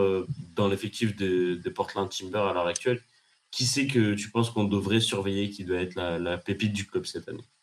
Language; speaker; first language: French; native; French